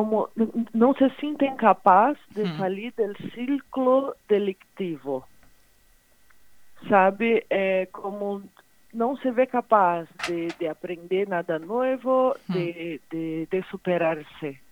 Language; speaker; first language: Spanish; non-native, fluent; Portuguese